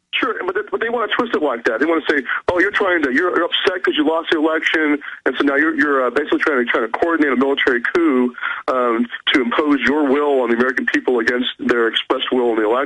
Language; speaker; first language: English; native; English